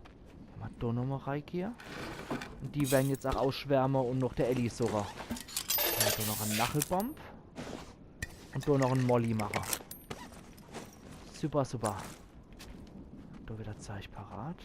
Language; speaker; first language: German; native; German